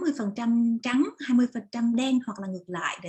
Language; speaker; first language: Vietnamese; native; Vietnamese